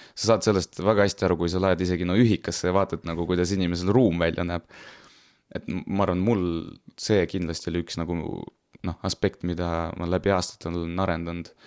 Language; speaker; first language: Estonian; non-native, local second language; Russian